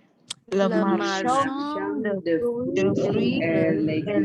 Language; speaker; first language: French; non-native, learner; Indonesian